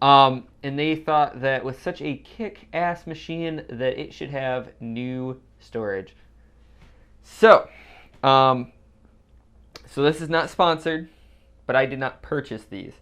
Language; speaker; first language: English; native; English